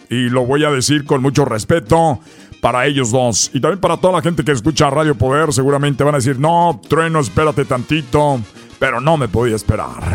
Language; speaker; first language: Spanish; native; Spanish